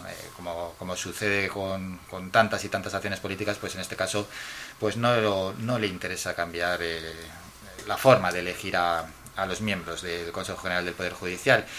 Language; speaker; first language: Spanish; native; Spanish